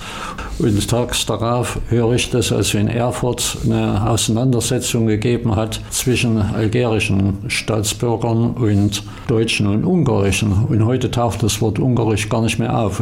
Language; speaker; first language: German; native; German